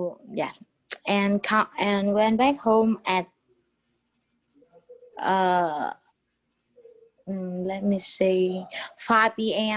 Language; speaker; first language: English; non-native, learner; Vietnamese